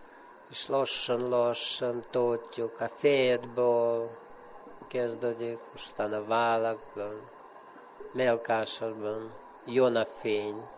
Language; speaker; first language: Hungarian; non-native, fluent; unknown